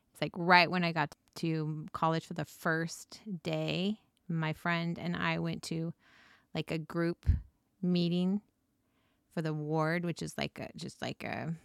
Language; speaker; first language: English; native; English